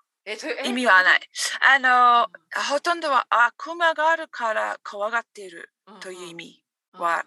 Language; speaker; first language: Japanese; non-native, learner; English